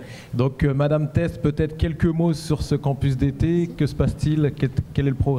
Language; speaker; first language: French; native; French